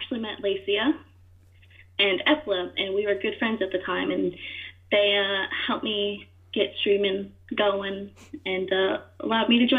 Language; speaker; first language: English; native; English